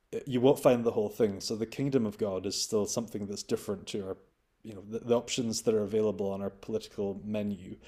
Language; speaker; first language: English; native; English